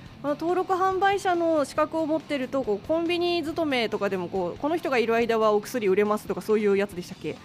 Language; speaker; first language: Japanese; native; Japanese